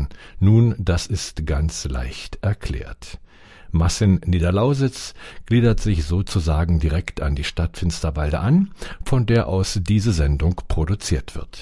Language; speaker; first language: German; native; German